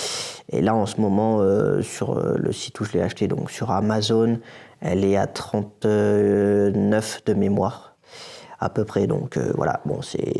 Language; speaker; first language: French; native; French